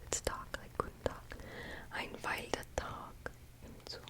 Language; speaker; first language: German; non-native, learner; English